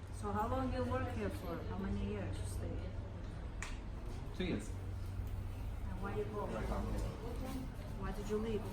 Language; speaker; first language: English; non-native, learner; Russian